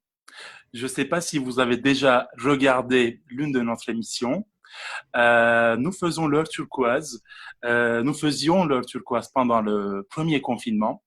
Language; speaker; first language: French; non-native, fluent; Turkish